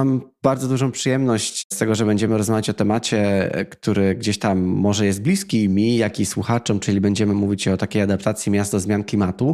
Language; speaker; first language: Polish; native; Polish